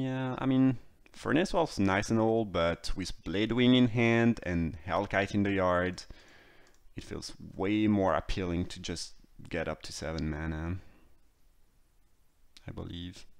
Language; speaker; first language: English; non-native, fluent; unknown